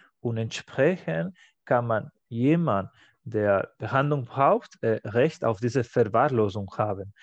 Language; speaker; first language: German; non-native, fluent; Spanish